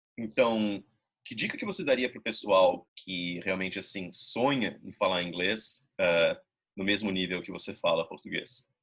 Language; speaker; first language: Portuguese; native; Portuguese